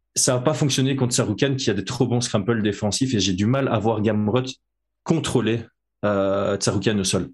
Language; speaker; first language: French; native; French